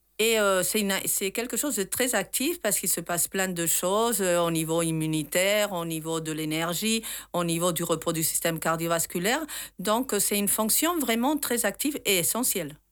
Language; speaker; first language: French; non-native, fluent; Spanish